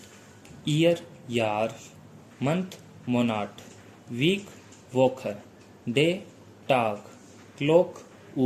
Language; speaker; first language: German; non-native, fluent; Hindi